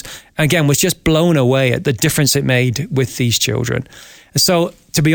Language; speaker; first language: English; native; English